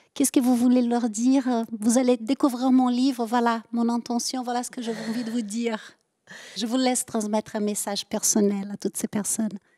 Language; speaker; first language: French; native; French